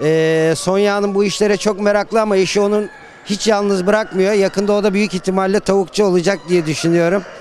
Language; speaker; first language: Turkish; native; Turkish